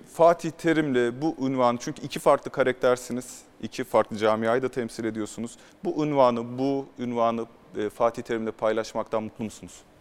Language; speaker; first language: Turkish; native; Turkish